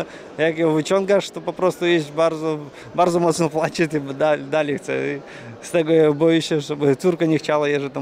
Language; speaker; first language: Polish; non-native, learner; Russian